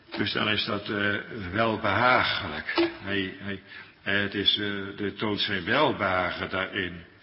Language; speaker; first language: Dutch; native; Dutch